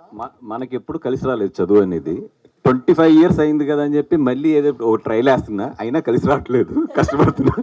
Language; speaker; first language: Telugu; native; Telugu